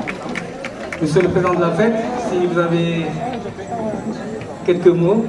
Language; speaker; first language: French; early bilingual, other home language; Hmong